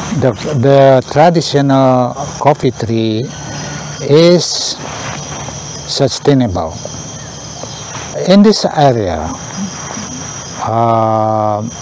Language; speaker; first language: English; non-native, learner; Indonesian